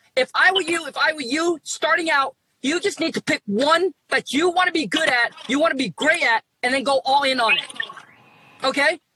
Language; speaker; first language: English; early bilingual, other home language; Vietnamese